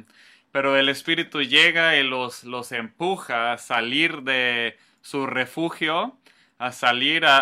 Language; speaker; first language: Spanish; non-native, fluent; English